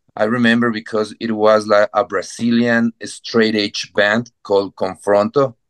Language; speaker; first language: English; non-native, fluent; Spanish